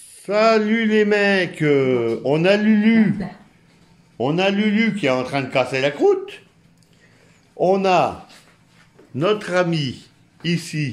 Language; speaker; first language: French; native; French